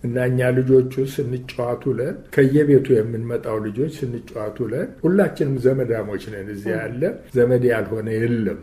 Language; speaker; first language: Amharic; native; Amharic